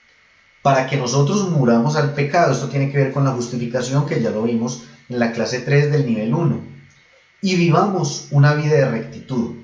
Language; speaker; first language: Spanish; native; Spanish